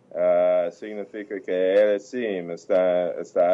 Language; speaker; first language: Portuguese; non-native, fluent; English